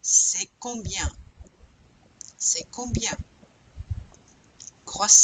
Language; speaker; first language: French; non-native, fluent; English